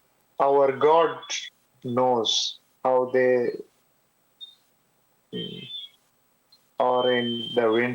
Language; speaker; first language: English; non-native, learner; Pashto